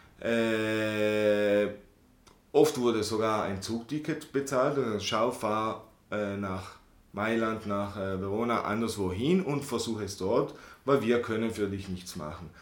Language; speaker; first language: German; non-native, local second language; Italian